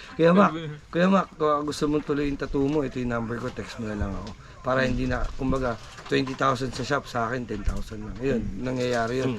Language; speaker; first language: Filipino; non-native, local second language; Waray